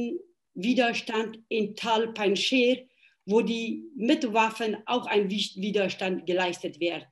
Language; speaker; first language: German; non-native, fluent; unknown